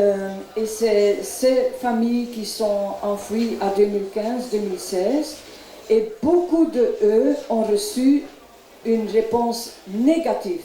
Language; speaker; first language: French; non-native, local second language; Dutch